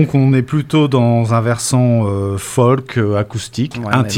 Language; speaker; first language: French; native; French